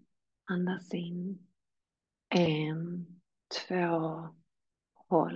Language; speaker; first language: Swedish; native; Swedish